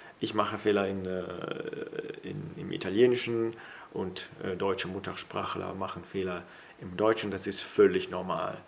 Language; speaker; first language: German; non-native, fluent; Italian